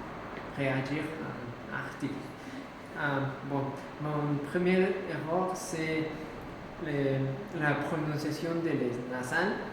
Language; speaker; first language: French; non-native, learner; Spanish